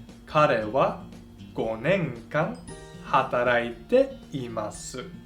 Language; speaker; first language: Japanese; non-native, fluent; Filipino